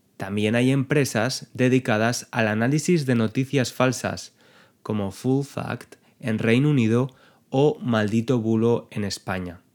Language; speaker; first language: Spanish; native; Spanish